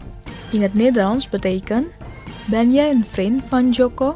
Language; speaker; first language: Dutch; non-native, fluent; Indonesian